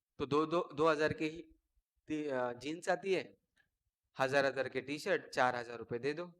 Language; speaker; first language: Hindi; non-native, local second language; Marathi